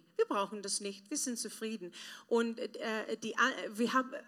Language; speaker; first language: German; non-native, learner; English